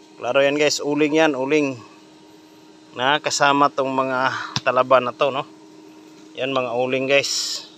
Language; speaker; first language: Filipino; non-native, local second language; Cebuano